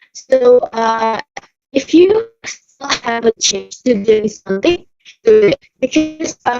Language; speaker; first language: English; non-native, learner; Indonesian